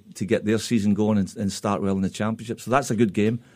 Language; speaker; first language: English; native; English